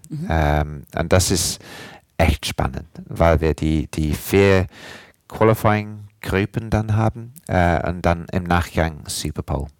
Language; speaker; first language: German; non-native, fluent; English